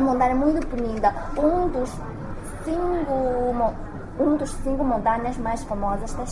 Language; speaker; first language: Portuguese; non-native, learner; Chinese